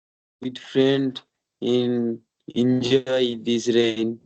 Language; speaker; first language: English; non-native, learner; Bangla